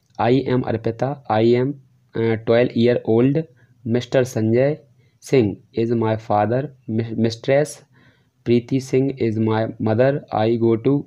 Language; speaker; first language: Hindi; native; Hindi